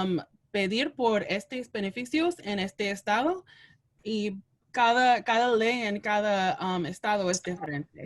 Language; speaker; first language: Spanish; non-native, learner; English